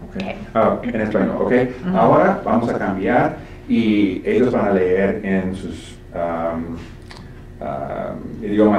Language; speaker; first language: Spanish; non-native, fluent; English